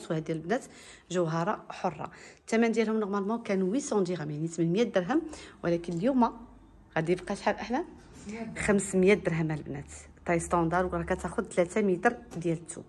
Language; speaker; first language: Arabic; native; Arabic